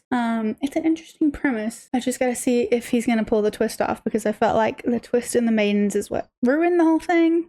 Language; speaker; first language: English; native; English